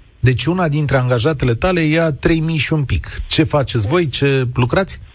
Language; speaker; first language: Romanian; native; Romanian